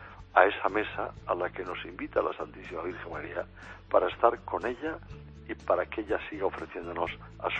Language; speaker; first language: Spanish; native; Spanish